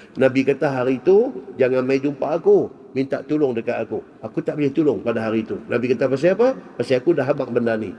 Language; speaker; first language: Malay; native; Malay